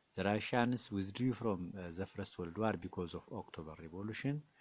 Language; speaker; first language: English; non-native, local second language; Amharic